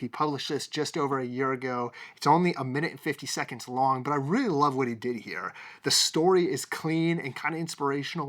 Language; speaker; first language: English; native; English